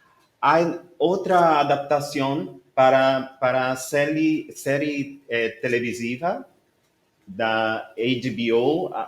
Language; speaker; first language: Spanish; non-native, learner; Portuguese